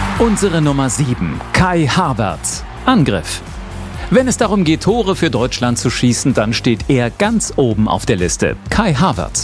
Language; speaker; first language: German; native; German